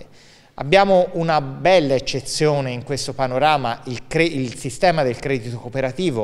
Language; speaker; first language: Italian; native; Italian